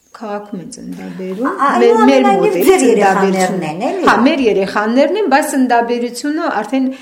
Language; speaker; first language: Armenian; native; Armenian